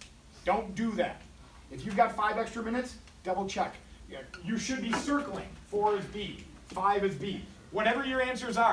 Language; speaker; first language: English; native; English